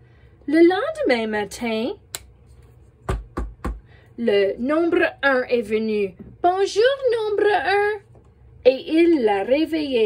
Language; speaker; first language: French; non-native, fluent; English